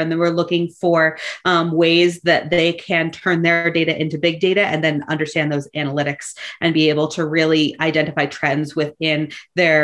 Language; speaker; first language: English; native; English